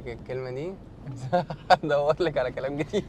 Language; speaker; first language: Arabic; native; Arabic